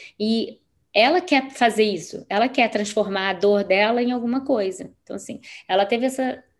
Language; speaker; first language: Portuguese; native; Portuguese